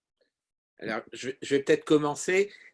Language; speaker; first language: French; native; French